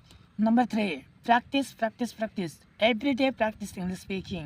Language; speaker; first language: English; non-native, learner; Hindi